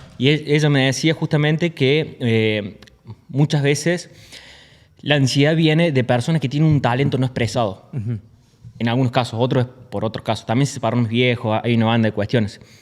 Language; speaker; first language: Spanish; native; Spanish